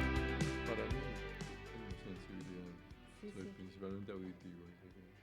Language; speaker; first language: Spanish; native; Spanish